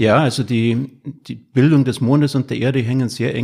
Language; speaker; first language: German; native; German